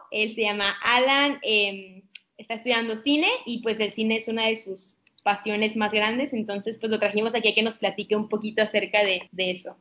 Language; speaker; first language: Spanish; native; Spanish